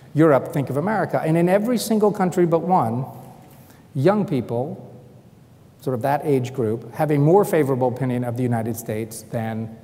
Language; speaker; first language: English; native; English